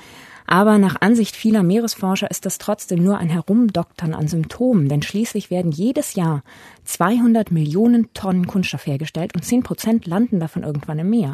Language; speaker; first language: German; native; German